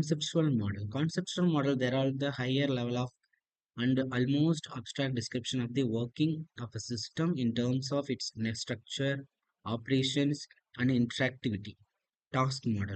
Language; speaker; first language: English; non-native, local second language; Tamil